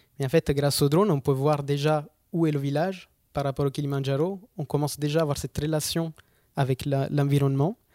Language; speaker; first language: French; non-native, fluent; Italian